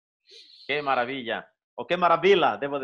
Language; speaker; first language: Portuguese; non-native, learner; Spanish